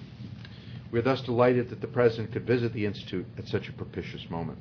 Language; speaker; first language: English; native; English